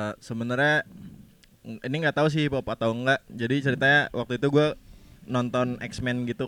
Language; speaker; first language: Indonesian; native; Indonesian